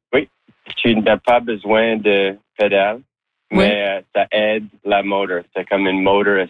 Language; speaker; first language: French; non-native, local second language; English